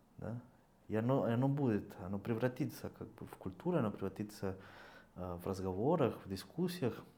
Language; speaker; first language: Russian; non-native, fluent; Spanish